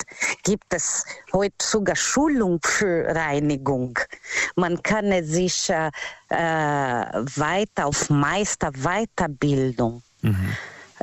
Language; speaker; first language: German; non-native, fluent; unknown